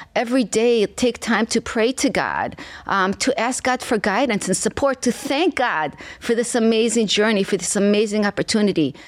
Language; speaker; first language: English; non-native, fluent; Hebrew